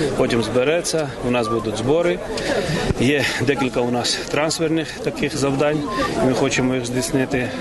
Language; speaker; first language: Ukrainian; non-native, fluent; Georgian